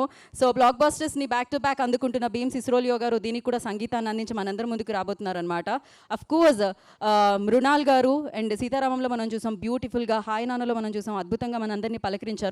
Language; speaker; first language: Telugu; native; Telugu